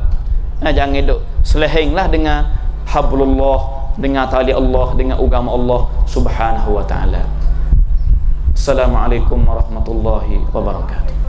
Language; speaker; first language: Malay; native; Malay